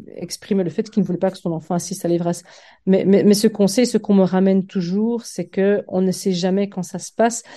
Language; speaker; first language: French; native; French